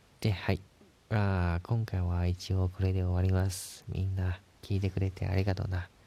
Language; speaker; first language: Japanese; non-native, fluent; Chinese